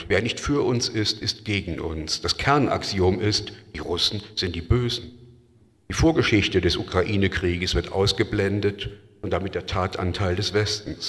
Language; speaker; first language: German; native; German